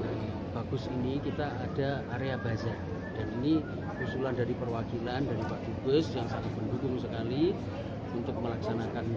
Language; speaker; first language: Indonesian; native; Indonesian